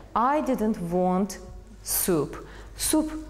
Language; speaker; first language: English; non-native, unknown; Azerbaijani